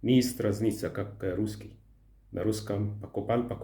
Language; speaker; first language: Russian; non-native, learner; Arabic